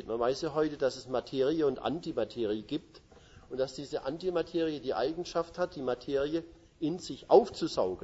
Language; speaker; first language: German; native; German